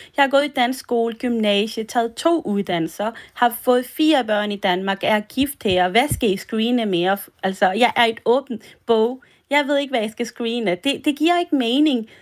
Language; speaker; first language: Danish; early bilingual, other home language; French